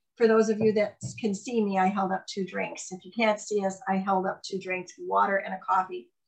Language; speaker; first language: English; native; English